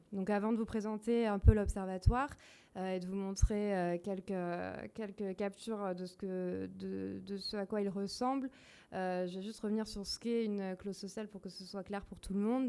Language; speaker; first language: French; native; French